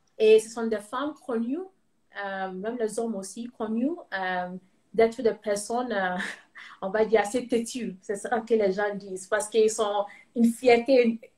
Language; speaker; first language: French; non-native, fluent; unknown